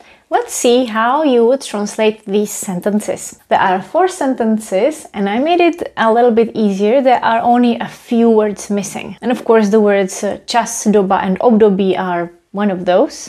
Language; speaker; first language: English; non-native, fluent; Czech